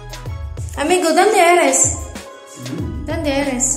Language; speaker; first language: Spanish; non-native, learner; Filipino